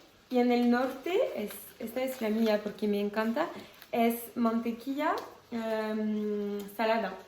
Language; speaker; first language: Spanish; non-native, fluent; French